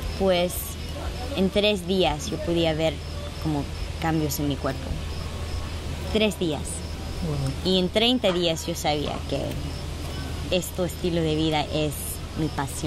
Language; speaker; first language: Spanish; early bilingual, heritage; Spanish